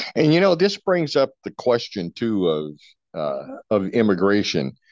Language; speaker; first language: English; native; English